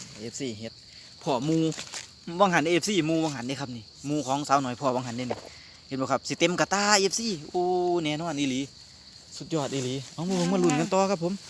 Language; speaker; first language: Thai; non-native, local second language; Northeastern Thai